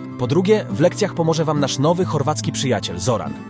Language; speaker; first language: Polish; native; Polish